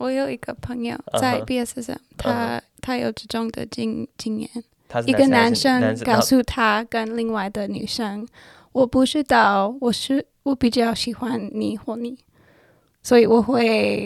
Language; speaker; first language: Chinese; non-native, learner; English